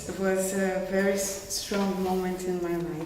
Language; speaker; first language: English; non-native, fluent; Portuguese